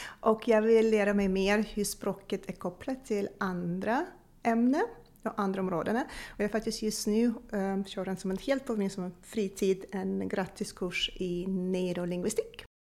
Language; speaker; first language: Swedish; non-native, fluent; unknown